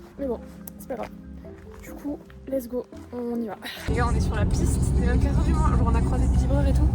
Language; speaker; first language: French; native; French